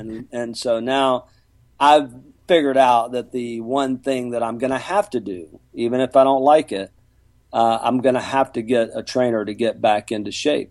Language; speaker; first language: English; native; English